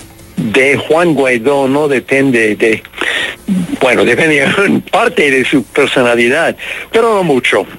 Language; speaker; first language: Spanish; non-native, fluent; English